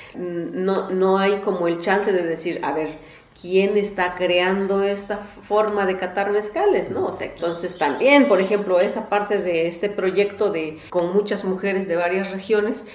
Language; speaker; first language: Spanish; non-native, local second language; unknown